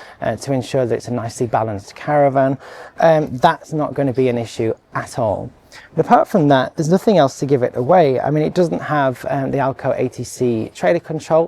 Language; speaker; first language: English; native; English